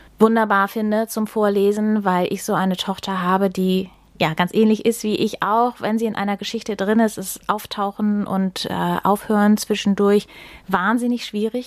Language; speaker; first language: German; native; German